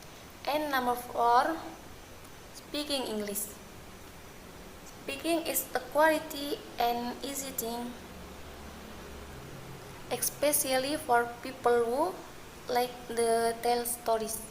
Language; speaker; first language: English; non-native, learner; Indonesian